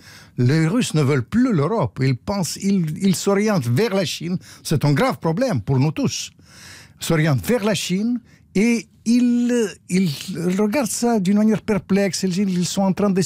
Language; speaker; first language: French; non-native, fluent; Russian